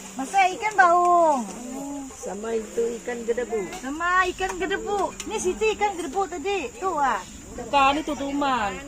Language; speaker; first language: Malay; non-native, local second language; Iban